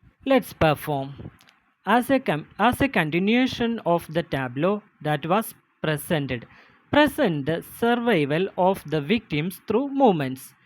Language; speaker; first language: English; non-native, local second language; Malayalam